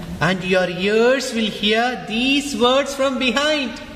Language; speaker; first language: English; non-native, local second language; Malayalam